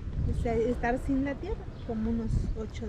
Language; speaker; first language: Spanish; native; Spanish